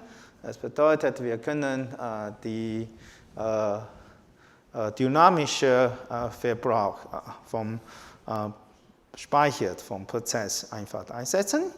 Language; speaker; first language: German; non-native, fluent; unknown